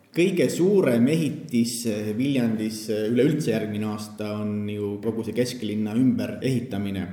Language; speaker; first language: Estonian; native; Estonian